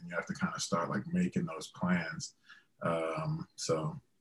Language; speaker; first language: English; native; English